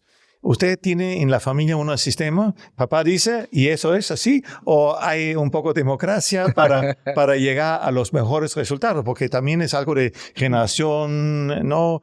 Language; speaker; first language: Spanish; non-native, learner; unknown